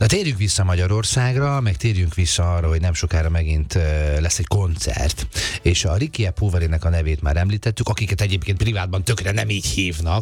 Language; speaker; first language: Hungarian; native; Hungarian